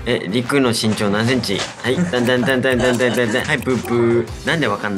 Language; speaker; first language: Korean; non-native, fluent; Japanese